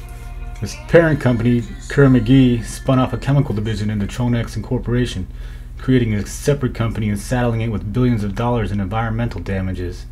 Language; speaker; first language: English; native; English